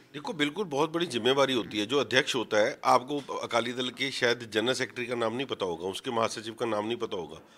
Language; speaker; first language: Hindi; non-native, local second language; Punjabi